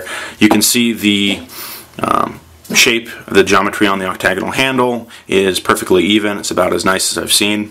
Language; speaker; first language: English; native; English